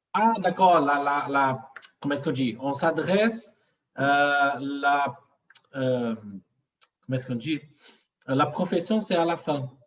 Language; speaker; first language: French; non-native, fluent; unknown